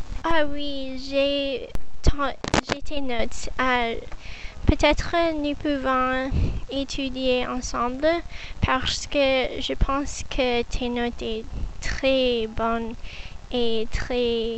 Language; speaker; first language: French; non-native, learner; English